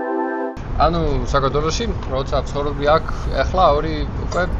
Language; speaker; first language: Georgian; non-native, learner; English